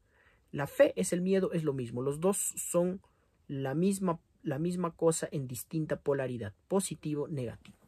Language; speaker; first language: Spanish; native; Spanish